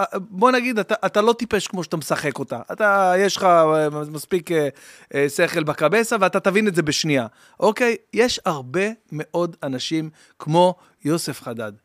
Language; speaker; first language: Hebrew; early bilingual, other home language; Arabic